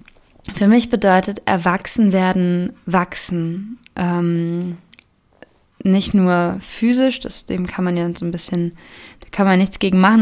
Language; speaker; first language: German; native; German